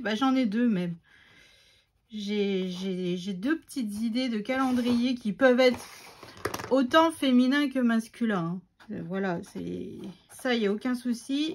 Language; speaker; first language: French; native; French